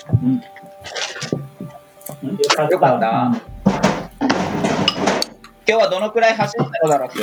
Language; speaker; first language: Japanese; native; Japanese